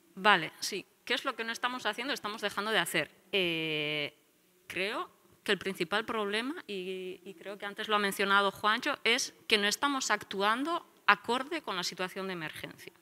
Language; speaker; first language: Spanish; native; Spanish